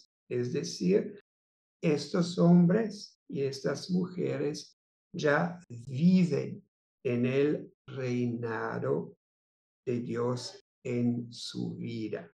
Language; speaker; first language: Spanish; non-native, fluent; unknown